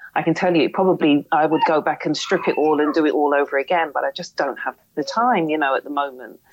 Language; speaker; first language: English; native; English